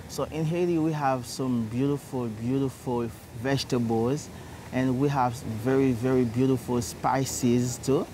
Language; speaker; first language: English; non-native, learner; Haitian Creole